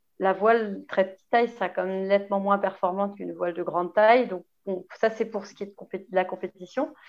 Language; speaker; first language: French; native; French